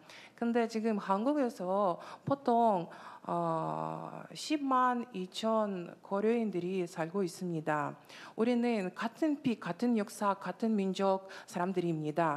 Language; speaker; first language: Korean; non-native, learner; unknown